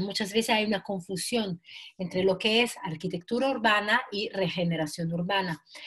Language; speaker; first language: Spanish; non-native, fluent; Italian